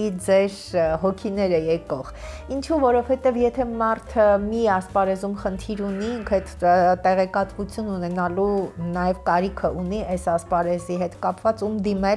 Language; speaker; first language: Armenian; native; Armenian